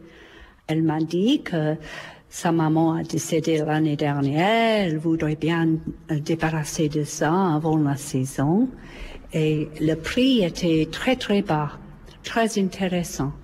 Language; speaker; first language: French; non-native, fluent; English